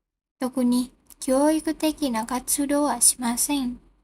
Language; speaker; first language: Japanese; non-native, learner; Indonesian